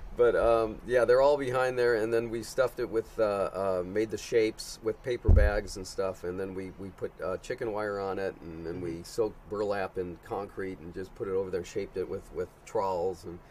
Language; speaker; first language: English; native; English